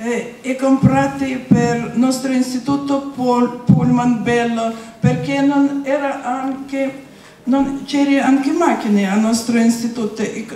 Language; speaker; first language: Italian; non-native, learner; Russian